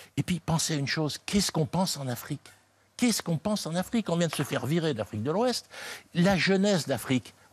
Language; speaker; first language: French; native; French